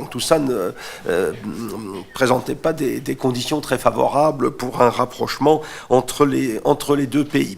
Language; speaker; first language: French; native; French